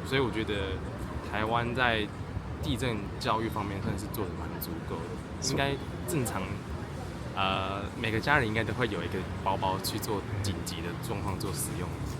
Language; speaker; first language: Chinese; native; Chinese